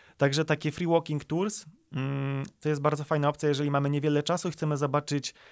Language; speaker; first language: Polish; native; Polish